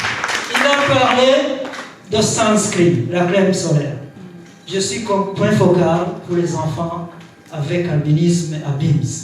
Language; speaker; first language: French; non-native, local second language; Rundi